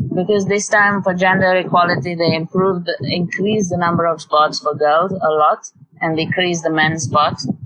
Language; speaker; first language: English; non-native, local second language; Tamil